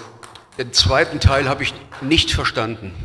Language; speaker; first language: German; native; German